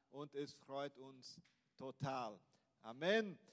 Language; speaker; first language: German; non-native, fluent; Portuguese